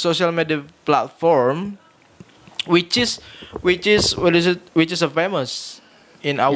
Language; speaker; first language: English; non-native, learner; Indonesian